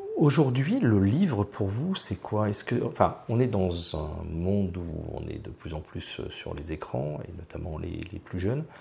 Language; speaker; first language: French; native; French